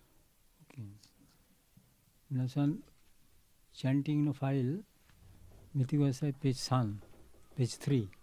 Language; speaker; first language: Japanese; non-native, learner; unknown